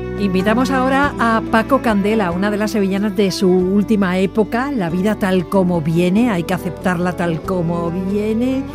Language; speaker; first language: Spanish; native; Spanish